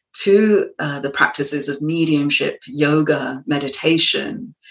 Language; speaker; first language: English; native; English